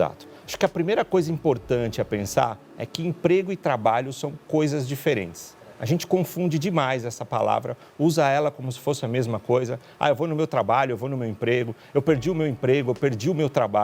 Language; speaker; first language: Portuguese; native; Portuguese